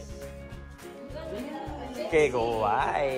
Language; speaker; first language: Spanish; non-native, learner; Filipino